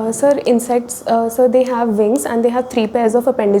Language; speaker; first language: English; non-native, local second language; Hindi